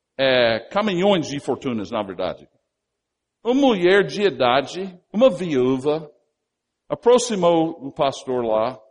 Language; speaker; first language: Portuguese; non-native, fluent; English